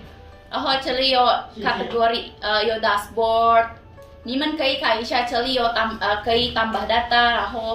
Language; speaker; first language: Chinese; non-native, learner; Indonesian